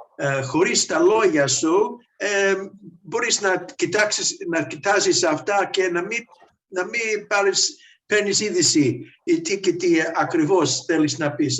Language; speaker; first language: Greek; early bilingual, heritage; Greek